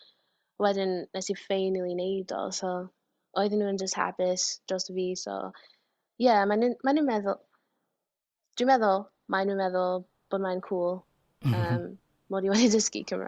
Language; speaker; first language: Welsh; non-native, fluent; English